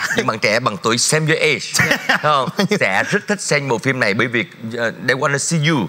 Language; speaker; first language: Vietnamese; native; Vietnamese